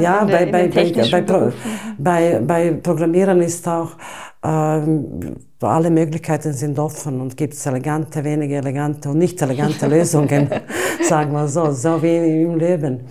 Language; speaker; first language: German; non-native, fluent; Bosnian